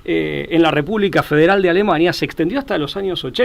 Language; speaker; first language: Spanish; native; Spanish